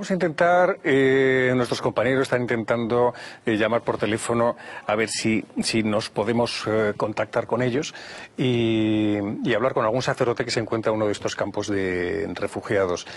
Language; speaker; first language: Spanish; native; Spanish